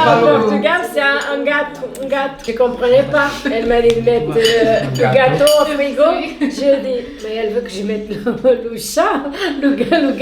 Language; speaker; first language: French; non-native, fluent; Portuguese